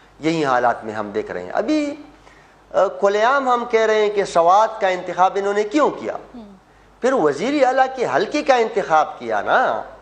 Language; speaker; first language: Urdu; non-native, local second language; Pashto